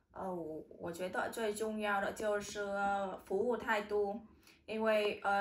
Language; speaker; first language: Chinese; non-native, learner; Vietnamese